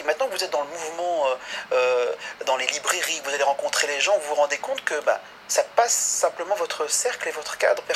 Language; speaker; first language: French; native; French